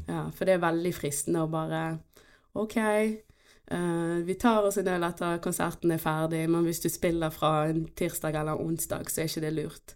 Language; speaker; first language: Norwegian; early bilingual, other home language; Portuguese